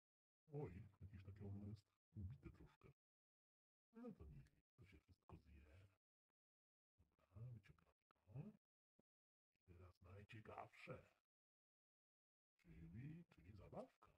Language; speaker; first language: Polish; native; Polish